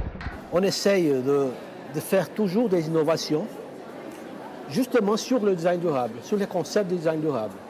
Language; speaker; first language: French; non-native, fluent; Portuguese